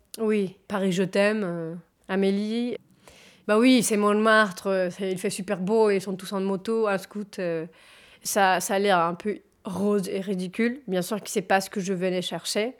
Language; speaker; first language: French; non-native, fluent; Spanish